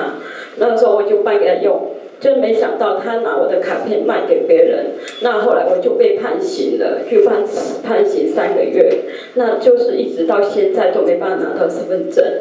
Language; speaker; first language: Chinese; non-native, fluent; Vietnamese